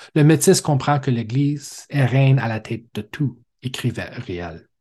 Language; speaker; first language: French; native; French